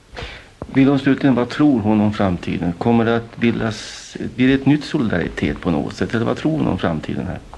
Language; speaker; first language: Swedish; native; Swedish